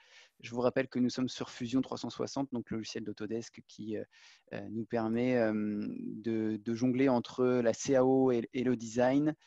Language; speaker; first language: French; native; French